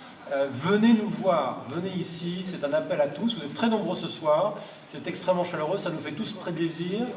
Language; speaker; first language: French; native; French